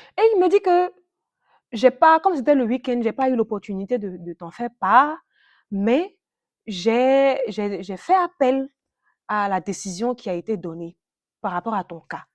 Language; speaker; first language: French; native; French